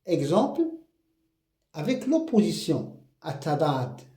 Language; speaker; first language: French; non-native, local second language; Arabic